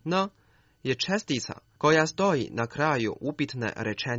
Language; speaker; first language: Croatian; non-native, fluent; Chinese